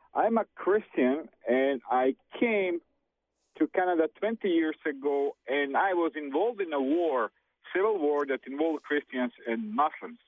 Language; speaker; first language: English; non-native, fluent; Serbian